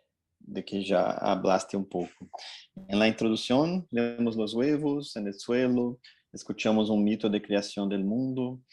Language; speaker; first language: Spanish; non-native, fluent; Portuguese